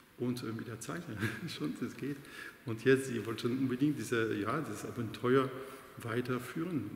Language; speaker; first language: German; non-native, fluent; French